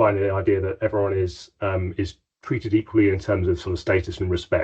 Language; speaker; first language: English; native; English